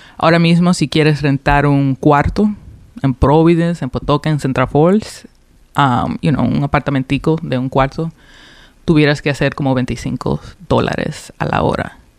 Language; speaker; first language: Spanish; early bilingual, heritage; Spanish